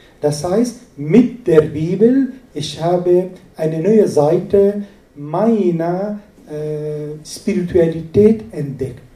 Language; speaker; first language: German; non-native, fluent; Arabic